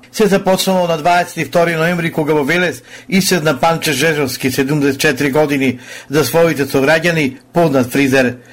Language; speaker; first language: Macedonian; native; Macedonian